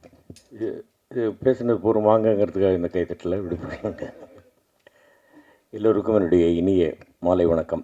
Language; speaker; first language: Tamil; native; Tamil